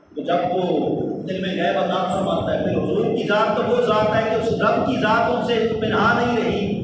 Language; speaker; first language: Urdu; native; Urdu